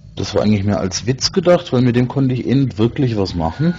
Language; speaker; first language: German; native; German